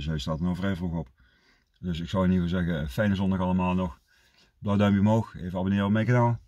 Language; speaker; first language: Dutch; native; Dutch